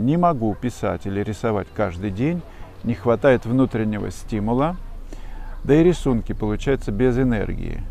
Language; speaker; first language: Russian; native; Russian